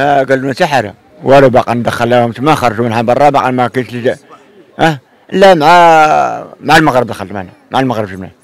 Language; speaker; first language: Arabic; native; Arabic